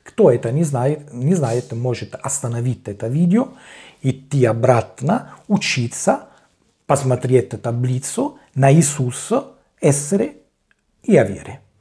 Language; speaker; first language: Russian; non-native, learner; Italian